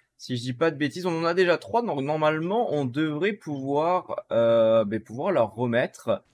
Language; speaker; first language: French; native; French